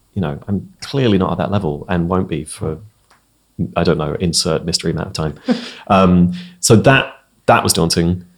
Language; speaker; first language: English; native; English